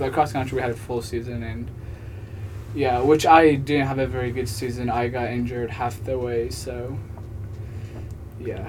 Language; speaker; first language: English; non-native, fluent; Tigrinya